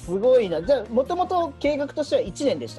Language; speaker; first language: Japanese; native; Japanese